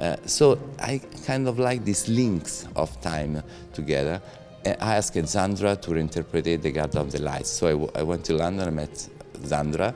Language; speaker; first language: English; non-native, fluent; Italian